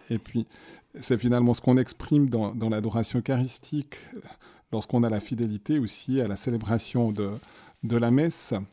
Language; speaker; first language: French; native; French